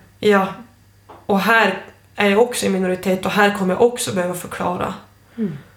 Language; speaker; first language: Swedish; native; Swedish